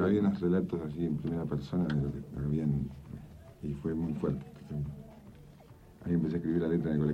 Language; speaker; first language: Spanish; native; Spanish